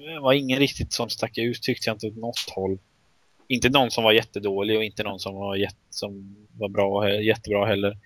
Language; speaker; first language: Swedish; native; Swedish